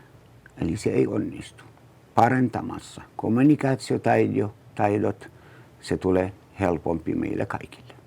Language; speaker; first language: Finnish; non-native, learner; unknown